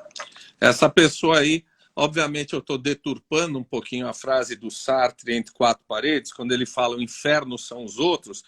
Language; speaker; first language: Portuguese; native; Portuguese